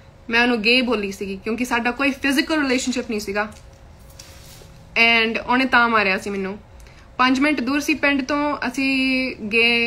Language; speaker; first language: Punjabi; early bilingual, heritage; Punjabi